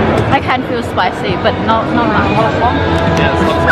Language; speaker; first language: English; non-native, learner; Thai